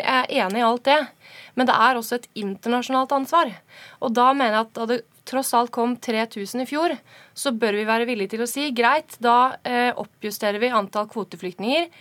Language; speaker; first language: Norwegian; native; Norwegian